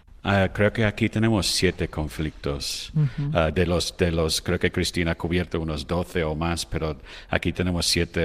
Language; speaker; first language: Spanish; non-native, fluent; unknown